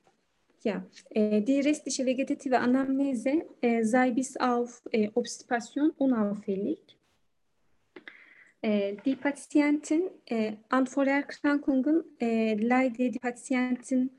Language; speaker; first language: German; non-native, learner; Turkish